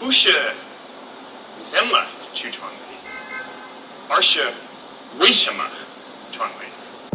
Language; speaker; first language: Chinese; non-native, learner; English